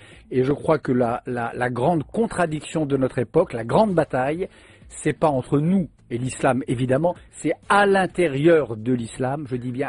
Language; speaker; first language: French; native; French